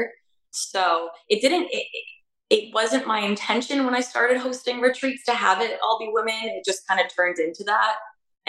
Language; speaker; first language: English; native; English